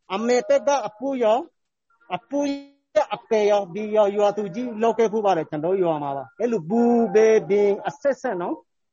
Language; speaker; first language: Burmese; non-native, local second language; Rohingya